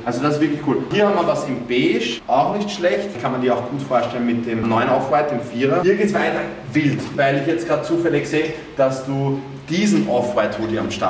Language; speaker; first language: German; native; German